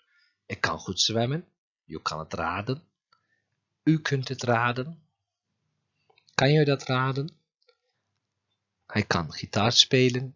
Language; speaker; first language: Dutch; non-native, fluent; Turkish